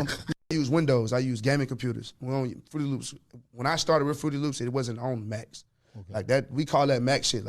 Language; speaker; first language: English; native; English